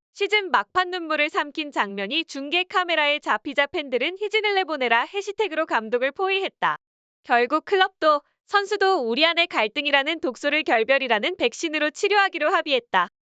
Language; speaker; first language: Korean; native; Korean